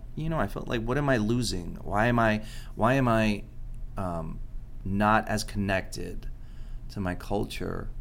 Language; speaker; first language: English; early bilingual, other home language; Spanish